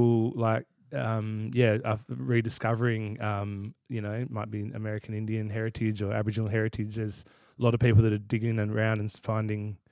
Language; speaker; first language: English; native; English